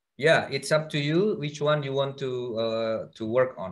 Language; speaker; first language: English; non-native, fluent; Indonesian